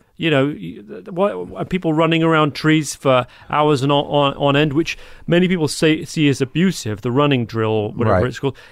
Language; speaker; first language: English; native; English